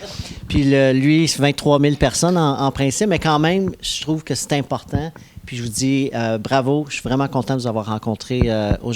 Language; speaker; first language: French; native; French